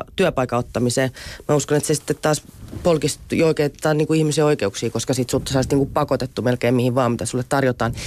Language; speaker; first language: Finnish; non-native, local second language; Swedish